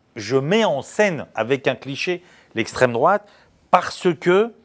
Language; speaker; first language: French; native; French